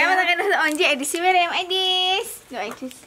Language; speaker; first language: Turkish; non-native, learner; Indonesian